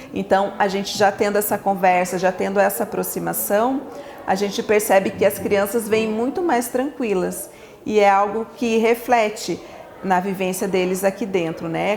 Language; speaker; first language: Portuguese; native; Portuguese